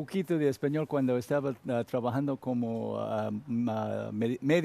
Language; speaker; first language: Spanish; non-native, learner; Korean